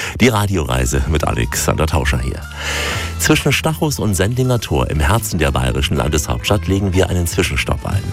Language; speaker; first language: German; native; German